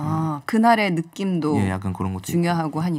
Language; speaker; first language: Korean; native; Korean